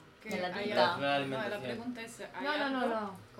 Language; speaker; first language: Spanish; non-native, learner; Italian